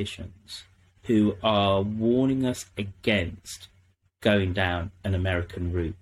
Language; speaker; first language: English; native; English